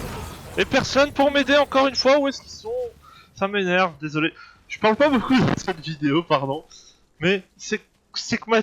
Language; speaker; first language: French; native; French